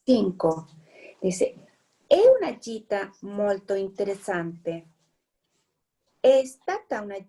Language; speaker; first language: Italian; non-native, learner; Spanish